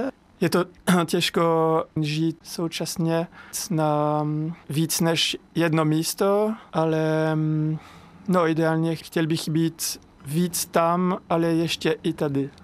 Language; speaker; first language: Czech; non-native, fluent; French